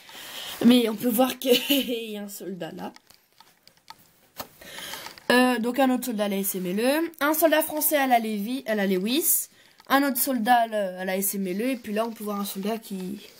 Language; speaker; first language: French; native; French